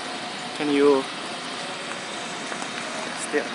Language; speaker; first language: English; non-native, learner; Indonesian